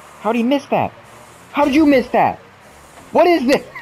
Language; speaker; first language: English; native; English